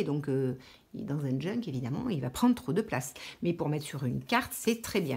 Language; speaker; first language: French; native; French